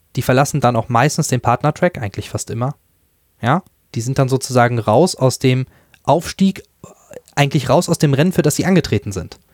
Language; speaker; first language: German; native; German